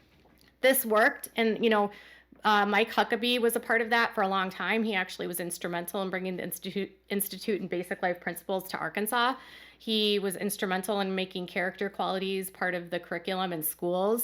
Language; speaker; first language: English; native; English